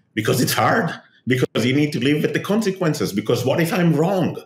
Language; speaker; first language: English; non-native, fluent; Hebrew